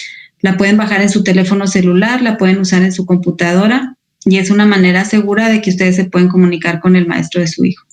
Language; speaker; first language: Spanish; native; Spanish